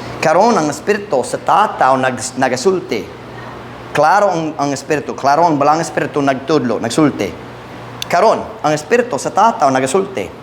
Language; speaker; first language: Cebuano; non-native, fluent; English